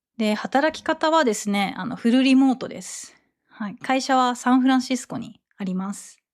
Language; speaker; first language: Japanese; native; Japanese